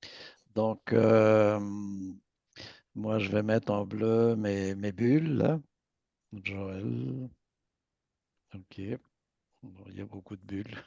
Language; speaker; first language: French; native; French